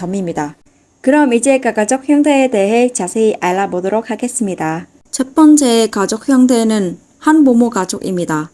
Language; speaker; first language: Korean; non-native, fluent; Vietnamese